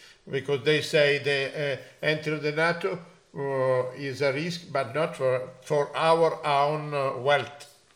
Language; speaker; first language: English; non-native, fluent; Italian